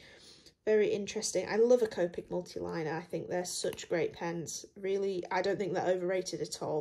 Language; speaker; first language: English; native; English